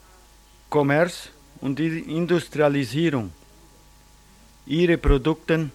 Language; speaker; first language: German; early bilingual, heritage; German